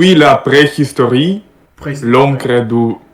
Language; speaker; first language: French; non-native, learner; Russian